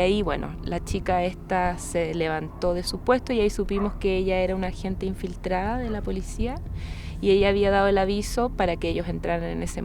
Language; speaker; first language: Spanish; native; Spanish